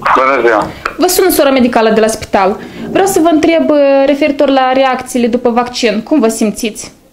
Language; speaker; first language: Romanian; native; Romanian